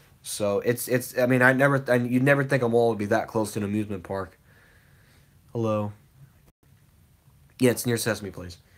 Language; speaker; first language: English; native; English